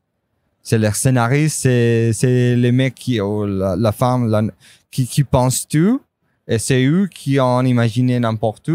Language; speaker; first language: French; non-native, fluent; Spanish